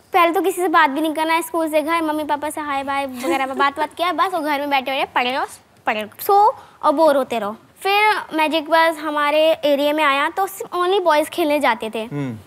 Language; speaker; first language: Hindi; native; Hindi